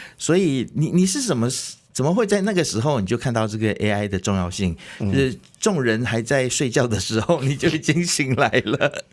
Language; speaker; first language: Chinese; native; Chinese